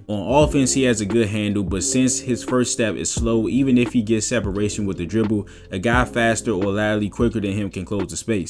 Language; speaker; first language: English; native; English